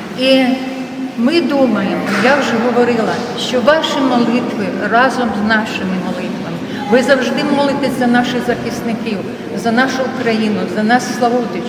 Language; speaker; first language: Ukrainian; non-native, local second language; Russian